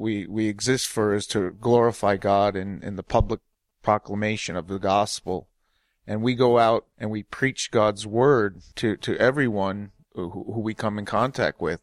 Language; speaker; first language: English; native; English